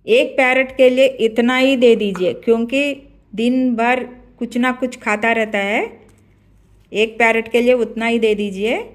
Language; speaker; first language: Hindi; non-native, local second language; Telugu